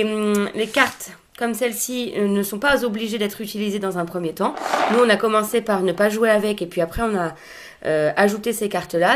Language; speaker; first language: French; native; French